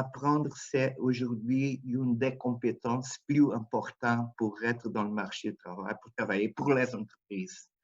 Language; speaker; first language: French; non-native, fluent; Portuguese